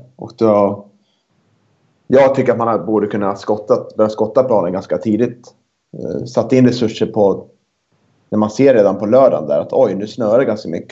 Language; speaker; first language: Swedish; native; Swedish